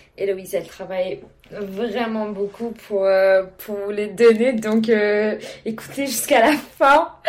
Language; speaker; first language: French; non-native, fluent; English